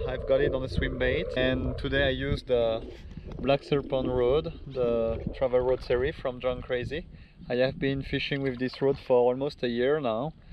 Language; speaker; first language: English; non-native, fluent; French